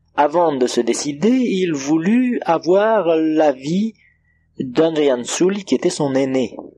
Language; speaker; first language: French; non-native, local second language; Comorian